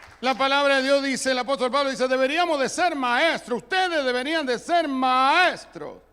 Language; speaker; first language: Spanish; early bilingual, other home language; Italian